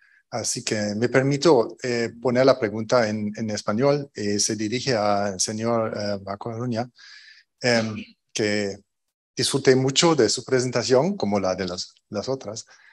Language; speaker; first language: Spanish; non-native, fluent; German